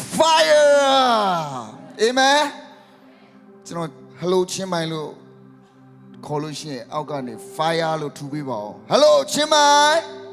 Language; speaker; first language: Burmese; non-native, local second language; S'gaw Karen